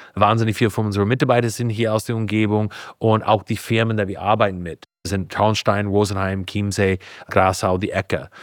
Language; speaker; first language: German; non-native, fluent; English